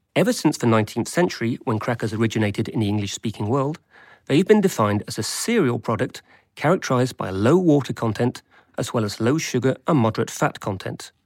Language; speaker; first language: English; native; English